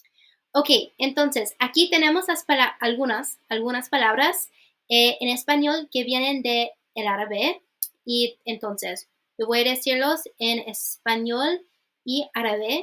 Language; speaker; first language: Spanish; non-native, fluent; English